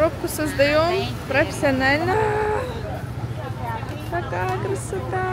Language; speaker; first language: Russian; native; Russian